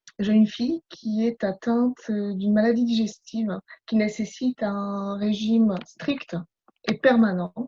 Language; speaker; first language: French; non-native, fluent; Polish